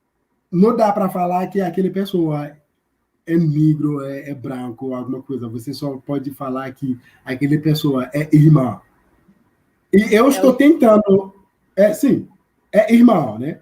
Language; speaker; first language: Portuguese; non-native, learner; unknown